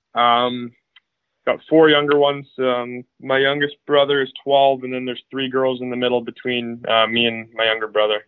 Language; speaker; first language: English; native; English